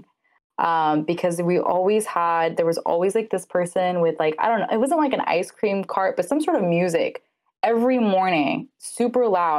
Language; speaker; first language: English; native; English